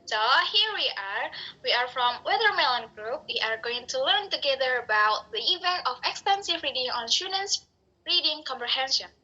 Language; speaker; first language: English; non-native, learner; Indonesian